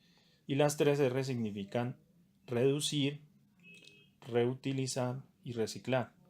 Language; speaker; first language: Spanish; native; Spanish